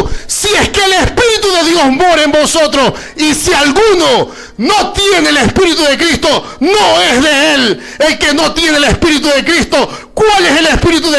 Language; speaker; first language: Spanish; native; Spanish